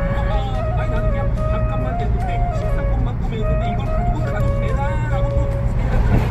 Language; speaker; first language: Korean; native; Korean